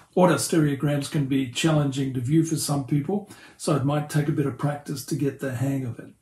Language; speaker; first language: English; native; English